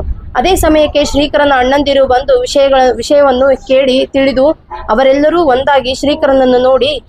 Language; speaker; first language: Kannada; native; Kannada